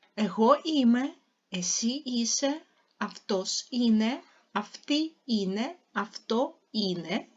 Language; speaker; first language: Greek; non-native, fluent; Ukrainian